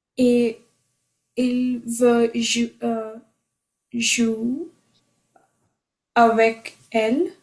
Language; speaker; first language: French; non-native, learner; Hindi